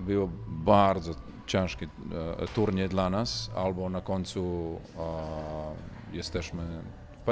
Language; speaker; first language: Polish; non-native, learner; Serbian